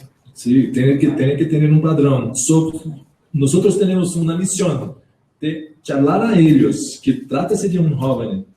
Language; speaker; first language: Spanish; non-native, learner; Portuguese